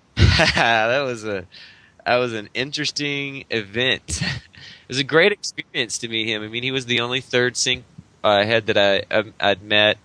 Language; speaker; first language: English; native; English